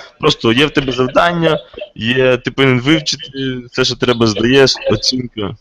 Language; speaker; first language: Ukrainian; native; Ukrainian